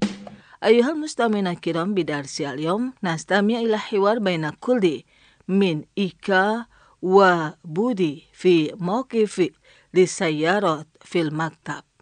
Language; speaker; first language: Arabic; non-native, fluent; Indonesian